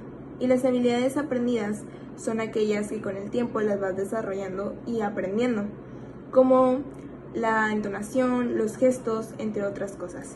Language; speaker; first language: Spanish; native; Spanish